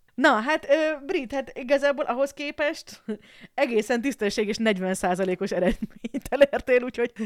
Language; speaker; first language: Hungarian; native; Hungarian